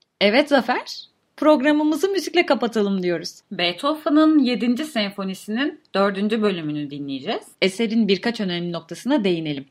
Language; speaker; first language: Turkish; native; Turkish